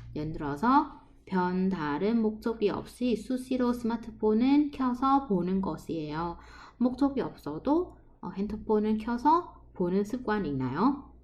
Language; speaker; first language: Korean; non-native, fluent; Vietnamese